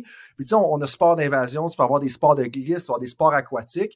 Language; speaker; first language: French; native; French